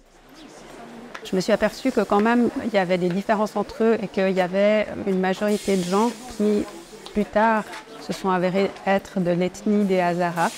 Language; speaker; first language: French; native; French